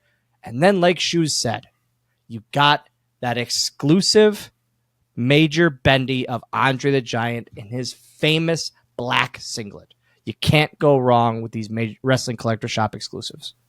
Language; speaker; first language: English; native; English